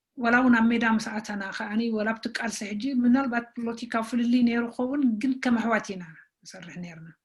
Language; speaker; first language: Tigrinya; native; Tigrinya